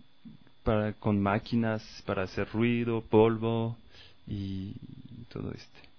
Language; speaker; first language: Spanish; non-native, fluent; French